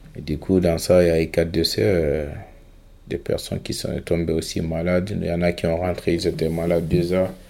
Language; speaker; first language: French; non-native, local second language; Fula